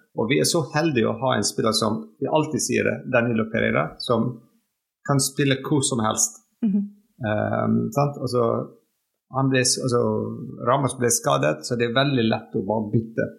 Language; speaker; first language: Norwegian; non-native, fluent; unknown